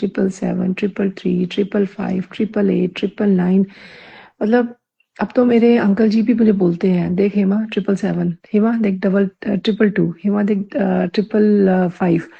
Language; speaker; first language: Hindi; native; Hindi